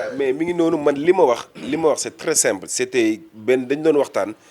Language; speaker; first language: Wolof; native; Wolof